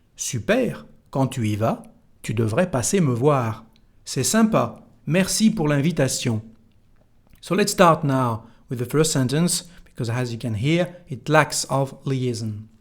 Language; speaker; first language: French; native; French